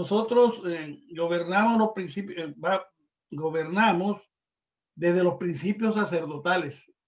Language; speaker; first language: Spanish; native; Spanish